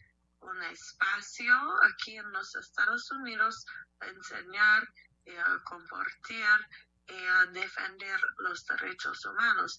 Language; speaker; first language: Spanish; non-native, learner; English